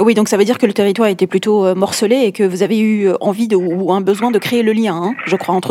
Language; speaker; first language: French; native; French